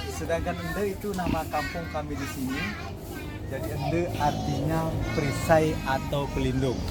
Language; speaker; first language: Indonesian; non-native, local second language; Sasak